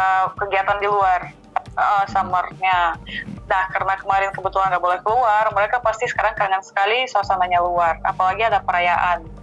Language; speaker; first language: Indonesian; non-native, fluent; Russian